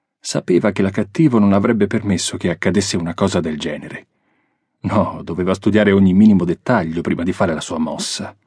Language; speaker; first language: Italian; native; Italian